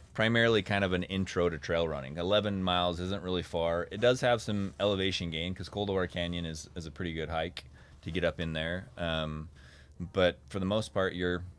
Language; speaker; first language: English; native; English